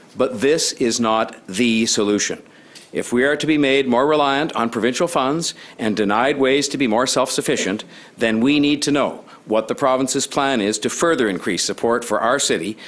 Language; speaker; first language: English; native; English